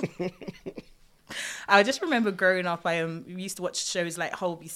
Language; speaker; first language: English; native; English